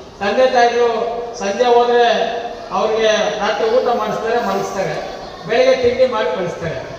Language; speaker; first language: Kannada; native; Kannada